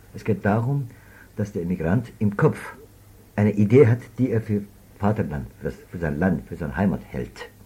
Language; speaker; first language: German; non-native, fluent; Persian